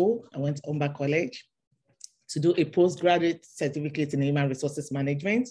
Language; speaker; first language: English; non-native, local second language; Yoruba